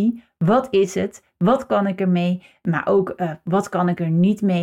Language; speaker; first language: Dutch; native; Dutch